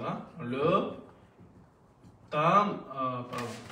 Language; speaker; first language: French; non-native, fluent; Bangla